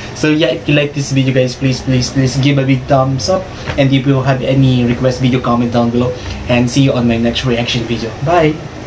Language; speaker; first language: English; non-native, local second language; Filipino